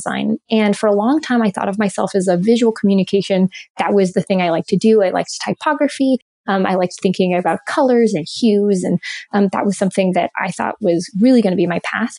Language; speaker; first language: English; native; English